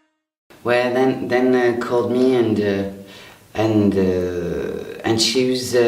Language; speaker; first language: English; non-native, fluent; French